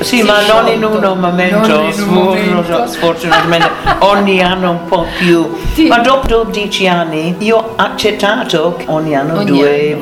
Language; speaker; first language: Italian; non-native, learner; English